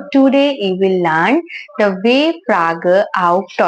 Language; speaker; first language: German; non-native, learner; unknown